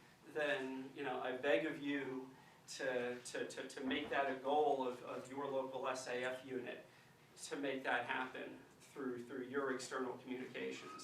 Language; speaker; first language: English; native; English